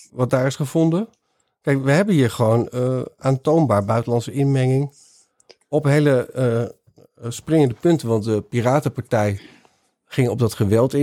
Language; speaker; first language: Dutch; native; Dutch